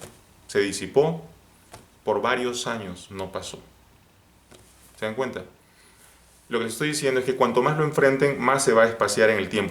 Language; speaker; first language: Spanish; native; Spanish